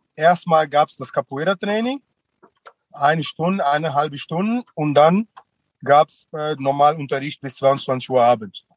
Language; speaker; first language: German; non-native, fluent; Portuguese